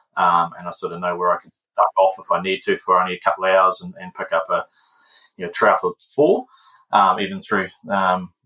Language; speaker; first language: English; native; English